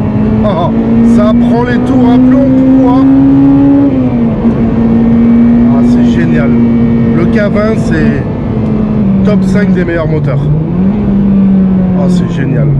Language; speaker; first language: French; native; French